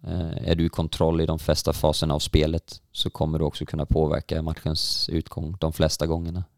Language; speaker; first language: Swedish; native; Swedish